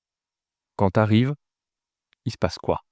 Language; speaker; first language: French; native; French